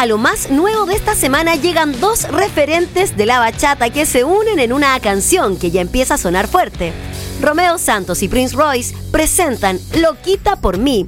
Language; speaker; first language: Spanish; native; Spanish